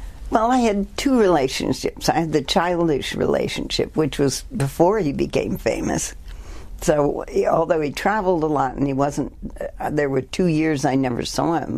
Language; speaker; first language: English; native; English